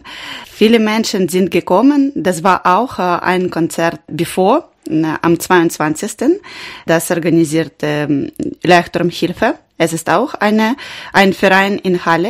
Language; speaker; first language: German; non-native, learner; Ukrainian